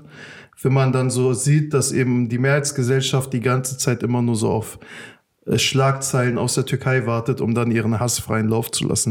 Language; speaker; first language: German; native; German